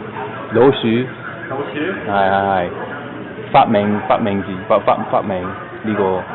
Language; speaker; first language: Cantonese; non-native, learner; English